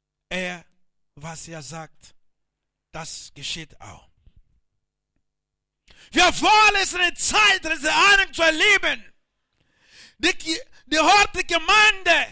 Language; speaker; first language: German; non-native, learner; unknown